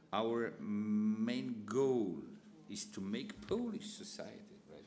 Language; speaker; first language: English; non-native, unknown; Polish